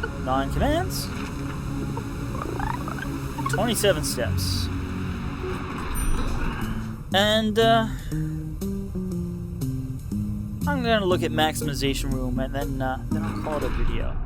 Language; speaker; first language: English; native; English